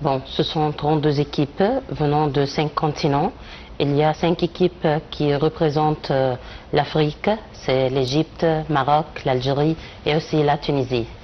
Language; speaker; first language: French; non-native, learner; Arabic